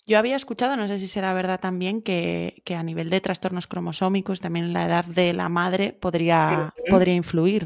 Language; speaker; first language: Spanish; native; Spanish